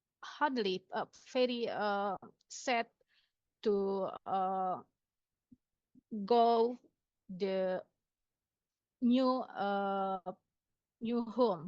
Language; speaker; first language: English; non-native, local second language; Indonesian